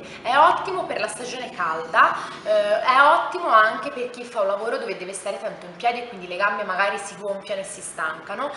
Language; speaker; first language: Italian; native; Italian